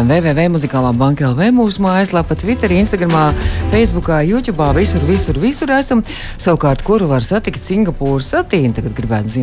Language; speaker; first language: Latvian; native; Latvian